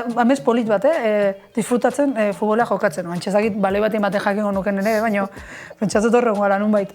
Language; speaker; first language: Basque; native; Basque